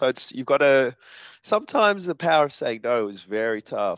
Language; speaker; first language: English; native; English